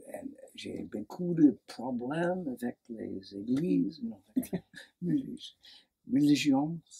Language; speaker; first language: French; non-native, learner; English